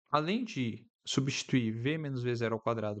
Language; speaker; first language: Portuguese; native; Portuguese